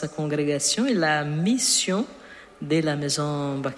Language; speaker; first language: French; non-native, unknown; Portuguese